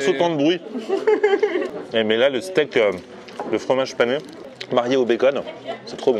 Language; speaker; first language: French; native; French